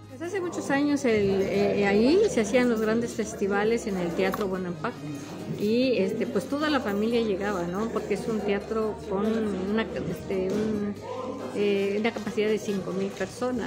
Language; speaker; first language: Spanish; native; Spanish